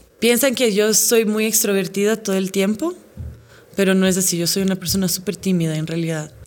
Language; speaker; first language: Spanish; non-native, fluent; Portuguese